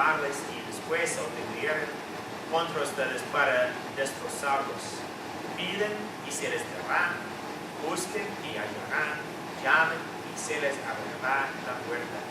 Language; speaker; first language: Spanish; non-native, fluent; English